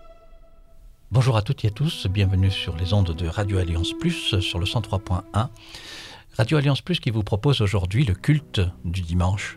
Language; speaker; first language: French; native; French